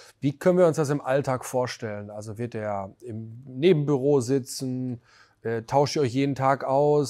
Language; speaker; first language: German; native; German